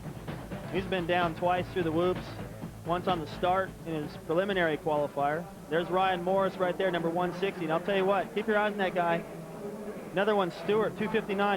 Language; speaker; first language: English; native; English